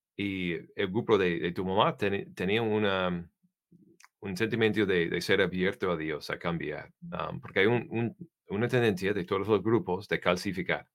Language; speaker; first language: Spanish; non-native, fluent; English